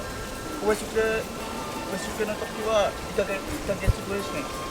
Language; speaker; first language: Japanese; non-native, learner; Indonesian